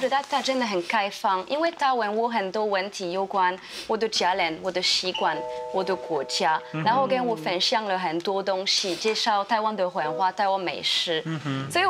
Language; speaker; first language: Chinese; non-native, fluent; French